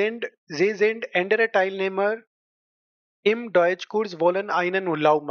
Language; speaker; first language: German; non-native, learner; Hindi